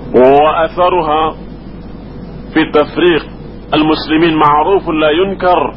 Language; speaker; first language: Arabic; non-native, fluent; Indonesian